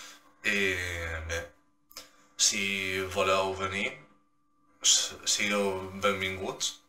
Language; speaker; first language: Catalan; non-native, local second language; Spanish